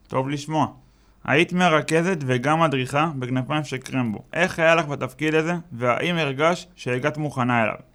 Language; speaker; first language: Hebrew; native; Hebrew